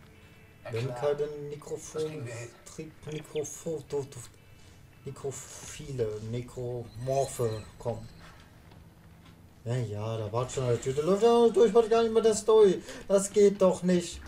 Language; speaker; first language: German; native; German